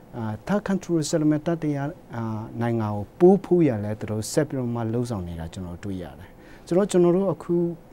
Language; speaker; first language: Burmese; non-native, local second language; Hakha Chin